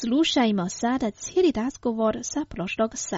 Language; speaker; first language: Croatian; non-native, fluent; Chinese